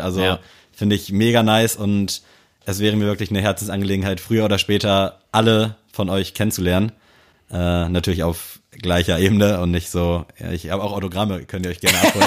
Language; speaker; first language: German; native; German